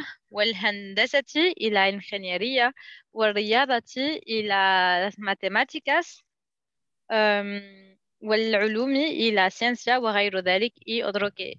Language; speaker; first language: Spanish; non-native, learner; Arabic